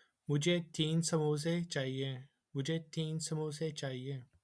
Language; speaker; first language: Hindi; non-native, learner; English